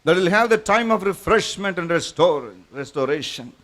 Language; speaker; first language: English; non-native, local second language; Tamil